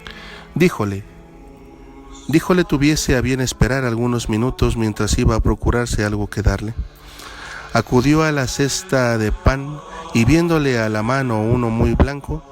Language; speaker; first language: Spanish; native; Spanish